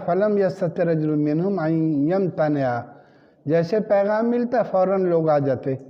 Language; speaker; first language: Urdu; native; Urdu